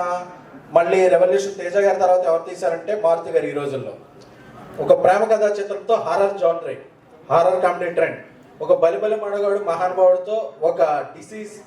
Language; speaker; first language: Telugu; native; Telugu